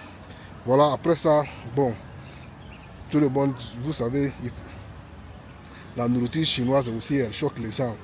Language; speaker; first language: French; non-native, local second language; Bambara